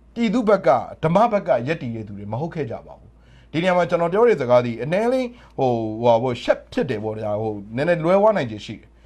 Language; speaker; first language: Burmese; native; Burmese